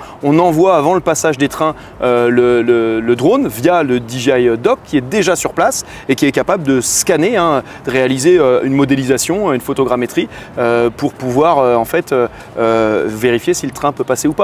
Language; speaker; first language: French; native; French